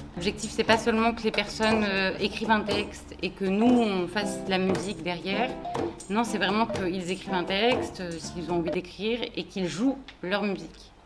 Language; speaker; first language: French; native; French